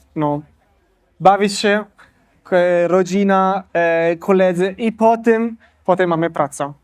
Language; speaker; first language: Polish; non-native, fluent; Italian